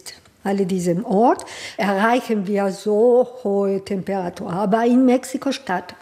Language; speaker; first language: German; non-native, learner; Spanish